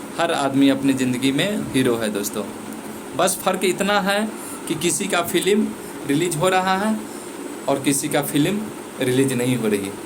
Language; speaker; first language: Hindi; native; Hindi